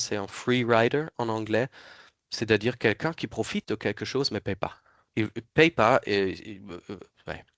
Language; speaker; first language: French; non-native, fluent; German